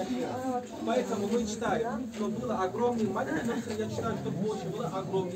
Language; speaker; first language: Russian; non-native, learner; Turkish